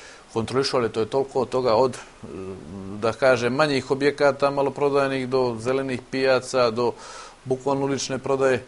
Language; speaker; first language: Serbian; native; Serbian